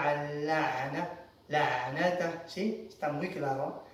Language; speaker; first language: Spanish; non-native, fluent; Arabic